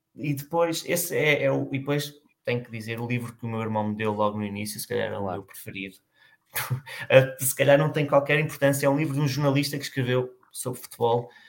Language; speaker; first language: Portuguese; native; Portuguese